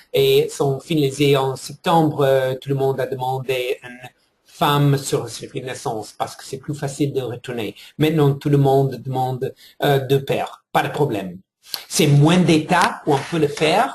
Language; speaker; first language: French; non-native, fluent; English